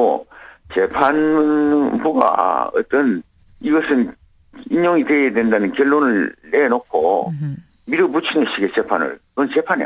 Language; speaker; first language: Korean; native; Korean